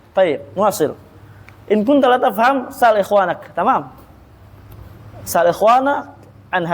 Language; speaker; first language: Arabic; non-native, fluent; Indonesian